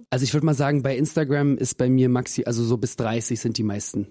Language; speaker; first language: German; early bilingual, other home language; Russian